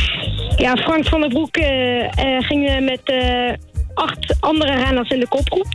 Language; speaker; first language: Dutch; native; Dutch